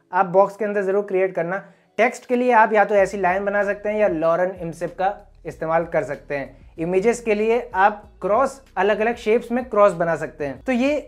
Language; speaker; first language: Hindi; native; Hindi